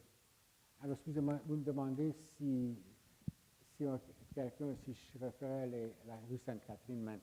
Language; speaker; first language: French; non-native, fluent; Hungarian